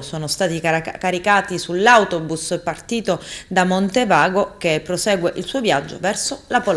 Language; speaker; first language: Italian; native; Italian